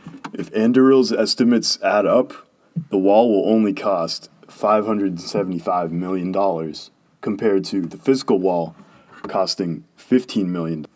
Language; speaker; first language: English; native; English